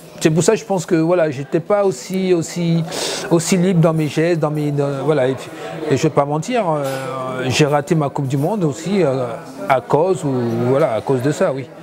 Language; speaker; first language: French; native; French